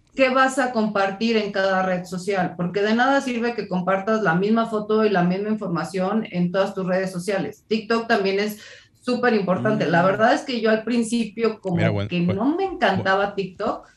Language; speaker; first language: Spanish; native; Spanish